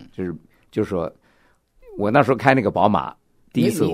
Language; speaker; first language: Chinese; native; Chinese